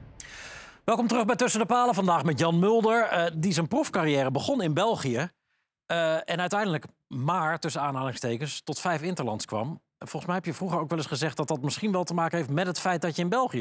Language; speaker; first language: Dutch; native; Dutch